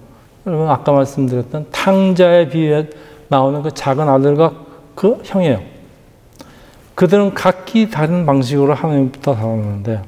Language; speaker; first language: Korean; native; Korean